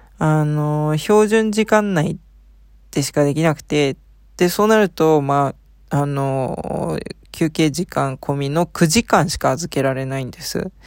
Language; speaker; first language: Japanese; early bilingual, heritage; Japanese